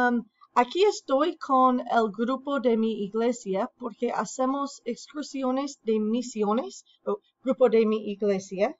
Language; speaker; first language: Spanish; non-native, fluent; English